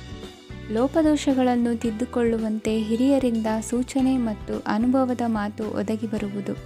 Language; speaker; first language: Kannada; native; Kannada